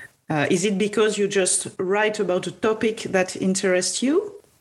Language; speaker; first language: English; non-native, fluent; French